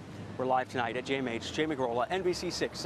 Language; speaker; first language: English; native; English